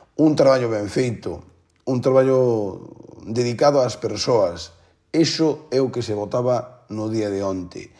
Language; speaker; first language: Galician; native; Galician